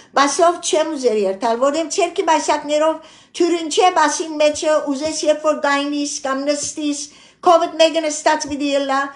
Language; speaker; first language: Armenian; early bilingual, heritage; Armenian